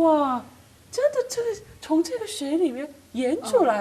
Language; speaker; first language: Chinese; non-native, learner; Korean